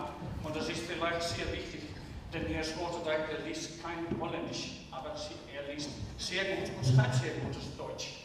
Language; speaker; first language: German; non-native, fluent; Dutch